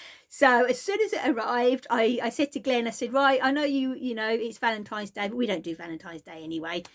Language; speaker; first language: English; native; English